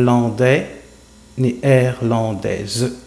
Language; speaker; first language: French; non-native, fluent; English